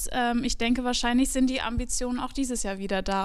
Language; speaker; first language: German; native; German